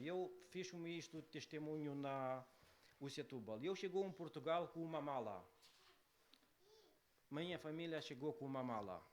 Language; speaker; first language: Portuguese; non-native, learner; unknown